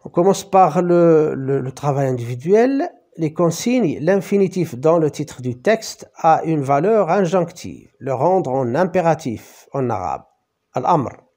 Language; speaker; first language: French; non-native, local second language; Arabic